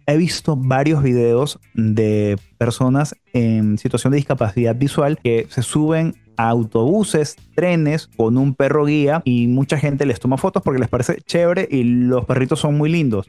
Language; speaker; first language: Spanish; native; Spanish